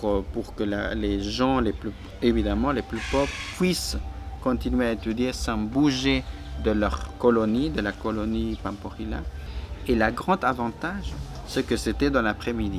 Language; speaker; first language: French; non-native, fluent; Spanish